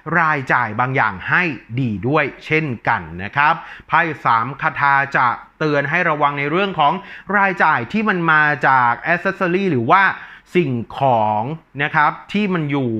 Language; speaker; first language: Thai; native; Thai